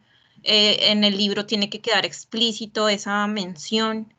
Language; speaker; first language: Spanish; native; Spanish